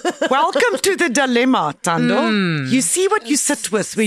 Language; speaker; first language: English; non-native, local second language; Afrikaans